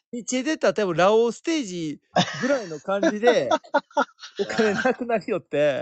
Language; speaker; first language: Japanese; native; Japanese